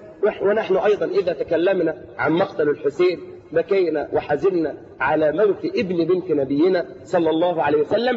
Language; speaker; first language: Arabic; native; Arabic